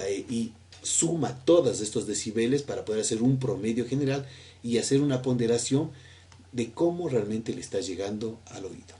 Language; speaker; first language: Spanish; native; Spanish